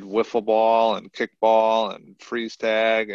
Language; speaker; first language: English; native; English